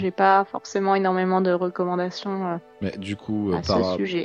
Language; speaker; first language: French; non-native, local second language; Portuguese